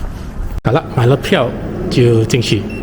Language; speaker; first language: Chinese; native; Chinese